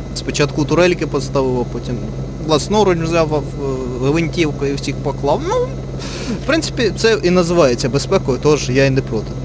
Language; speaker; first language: Ukrainian; non-native, local second language; Russian